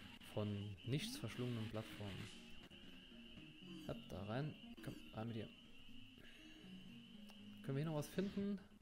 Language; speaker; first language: German; native; German